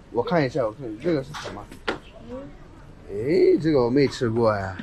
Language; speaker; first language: Chinese; non-native, learner; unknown